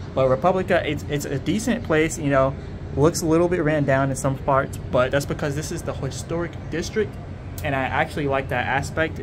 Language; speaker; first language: English; native; English